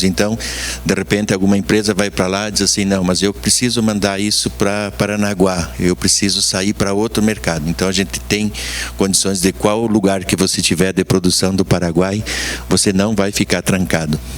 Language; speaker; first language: Portuguese; early bilingual, heritage; Portuguese